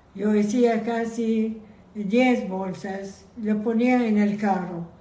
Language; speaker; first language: Spanish; non-native, learner; Persian